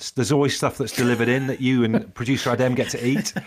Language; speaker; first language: English; native; English